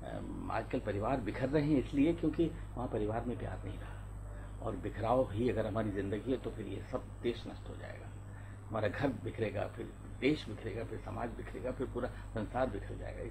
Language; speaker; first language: Hindi; native; Hindi